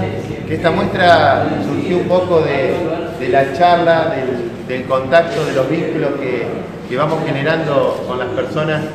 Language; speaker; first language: Spanish; native; Spanish